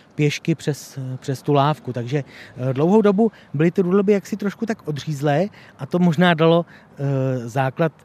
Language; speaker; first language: Czech; native; Czech